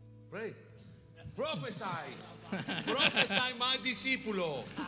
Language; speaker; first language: English; non-native, learner; Spanish